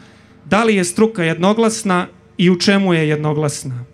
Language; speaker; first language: Serbian; native; Serbian